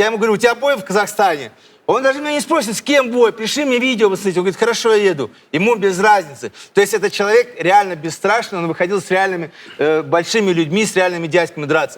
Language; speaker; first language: Russian; native; Russian